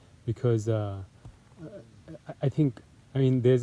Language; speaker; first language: English; non-native, local second language; Hindi